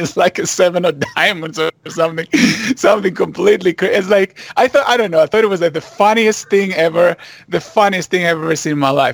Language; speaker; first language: English; non-native, fluent; Greek